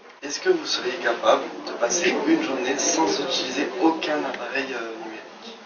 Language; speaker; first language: French; native; French